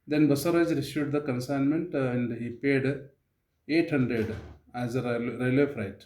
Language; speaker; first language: English; non-native, local second language; Kannada